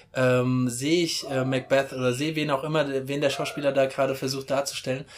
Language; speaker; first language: German; native; German